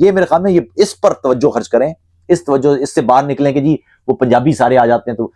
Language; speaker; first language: Urdu; non-native, local second language; Punjabi